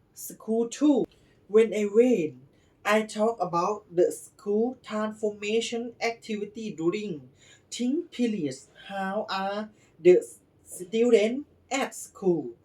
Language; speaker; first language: English; non-native, learner; Thai